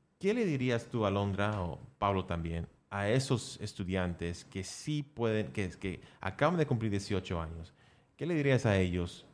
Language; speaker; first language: Spanish; early bilingual, heritage; Spanish